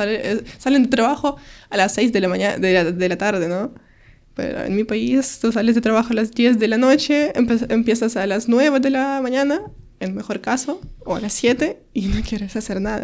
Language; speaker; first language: Spanish; non-native, learner; Ukrainian